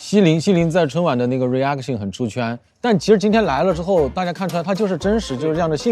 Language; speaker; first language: Chinese; native; Chinese